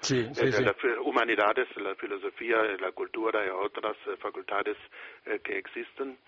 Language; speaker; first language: Spanish; non-native, fluent; German